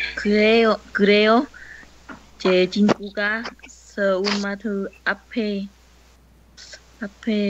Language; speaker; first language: Korean; non-native, learner; Vietnamese